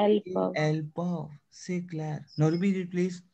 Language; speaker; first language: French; non-native, fluent; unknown